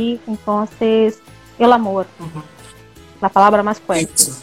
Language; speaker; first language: Spanish; non-native, learner; Portuguese